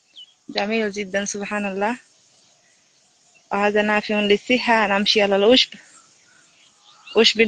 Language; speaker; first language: Arabic; non-native, learner; Bangla